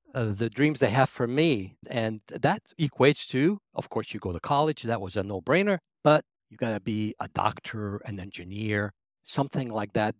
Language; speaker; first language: English; early bilingual, other home language; Arabic